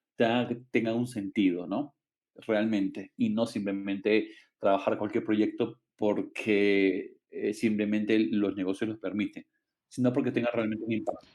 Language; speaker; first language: Spanish; native; Spanish